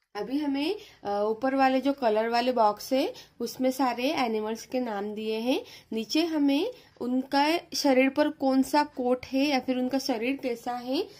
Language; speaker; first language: Hindi; non-native, local second language; Marathi